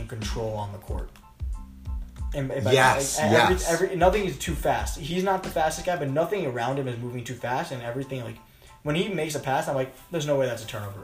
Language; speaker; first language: English; native; English